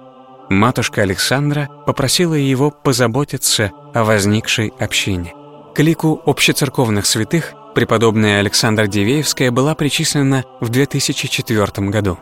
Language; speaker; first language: Russian; native; Russian